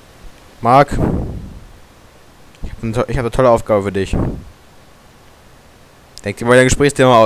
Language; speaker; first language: German; native; German